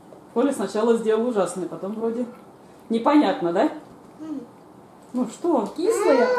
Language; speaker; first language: Russian; native; Russian